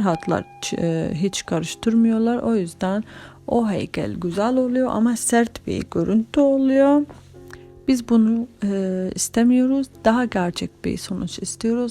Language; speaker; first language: Turkish; non-native, fluent; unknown